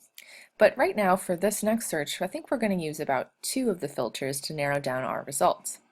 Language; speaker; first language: English; native; English